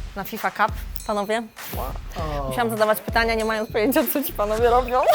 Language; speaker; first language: Polish; native; Polish